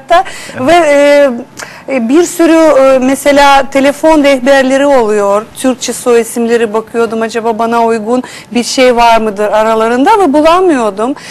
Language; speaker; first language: Turkish; non-native, fluent; Russian